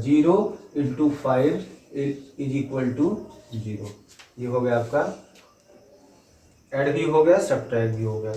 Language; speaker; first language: Hindi; native; Hindi